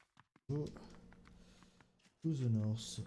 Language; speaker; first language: English; non-native, learner; French